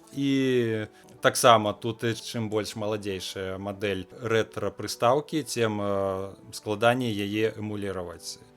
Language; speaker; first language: Belarusian; non-native, local second language; Russian